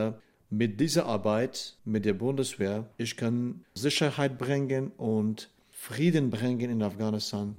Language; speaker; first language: German; non-native, fluent; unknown